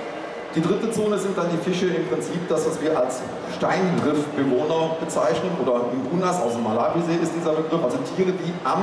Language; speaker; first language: German; native; German